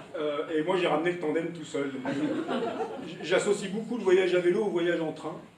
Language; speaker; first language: French; native; French